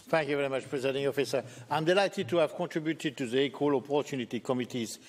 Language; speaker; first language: English; native; English